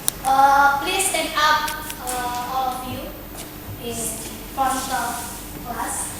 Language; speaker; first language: English; non-native, learner; Indonesian